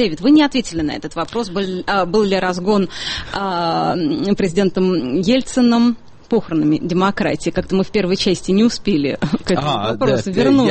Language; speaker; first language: Russian; native; Russian